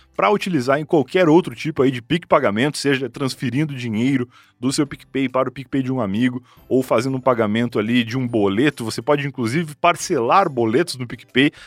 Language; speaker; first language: Portuguese; native; Portuguese